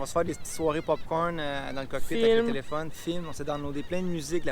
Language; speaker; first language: French; native; French